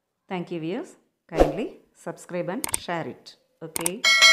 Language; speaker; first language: English; non-native, local second language; Tamil